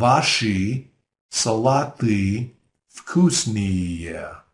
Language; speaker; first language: Russian; non-native, fluent; English